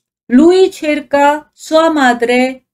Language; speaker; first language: Italian; non-native, fluent; Korean